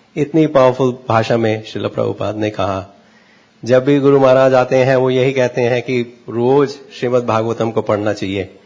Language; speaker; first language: Hindi; native; Hindi